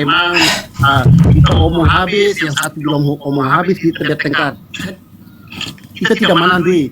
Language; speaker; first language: Indonesian; non-native, fluent; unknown